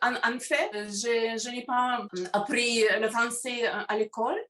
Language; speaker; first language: French; non-native, learner; Russian